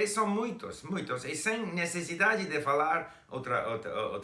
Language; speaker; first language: Portuguese; non-native, fluent; English